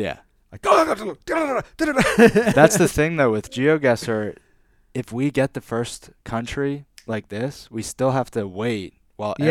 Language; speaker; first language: English; native; English